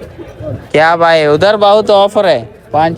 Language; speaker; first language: Hindi; non-native, local second language; Malayalam